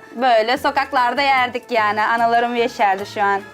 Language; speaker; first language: Turkish; non-native, fluent; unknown